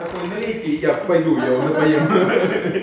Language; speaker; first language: Russian; native; Russian